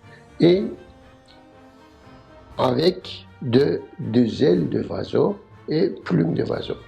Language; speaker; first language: French; non-native, learner; Turkish